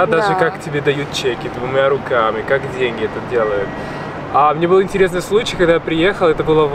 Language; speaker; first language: Russian; non-native, fluent; Spanish